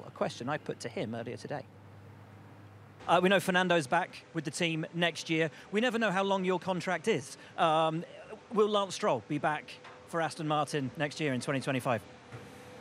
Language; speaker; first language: English; native; English